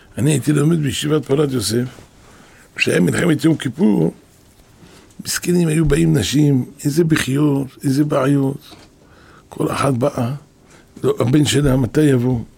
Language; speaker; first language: Hebrew; native; Hebrew